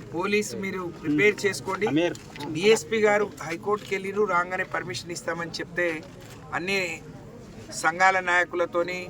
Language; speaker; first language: Telugu; native; Telugu